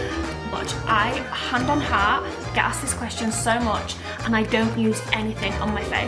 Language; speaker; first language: English; native; English